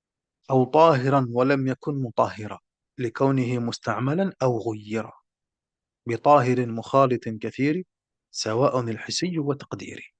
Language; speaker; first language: Arabic; non-native, fluent; French